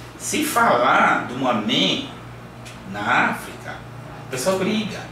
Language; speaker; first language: Portuguese; non-native, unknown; Yoruba